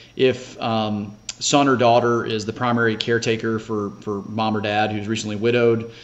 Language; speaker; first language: English; native; English